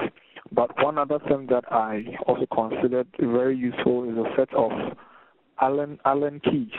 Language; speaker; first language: English; non-native, local second language; Akan